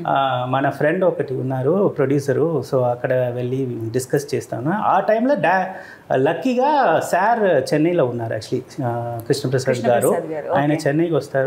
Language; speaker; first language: Telugu; non-native, learner; Tamil